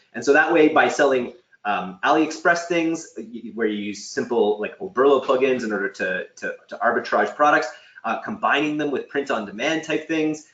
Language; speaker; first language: English; native; English